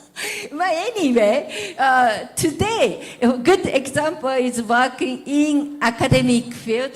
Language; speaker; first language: English; non-native, learner; Japanese